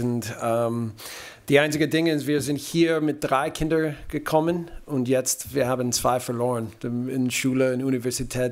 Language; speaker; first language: German; non-native, fluent; English